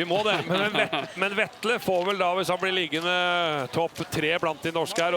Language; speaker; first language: Norwegian; native; Norwegian